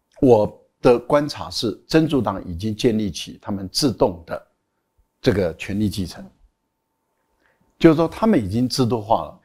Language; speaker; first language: Chinese; native; Chinese